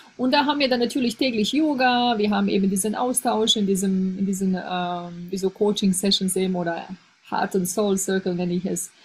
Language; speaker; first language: German; non-native, fluent; Bosnian